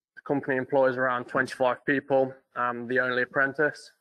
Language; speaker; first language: English; native; English